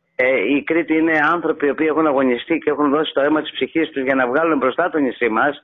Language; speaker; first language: Greek; native; Greek